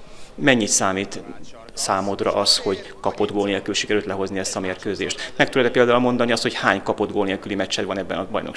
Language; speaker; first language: Hungarian; native; Hungarian